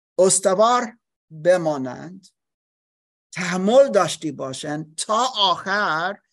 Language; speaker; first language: Persian; non-native, learner; English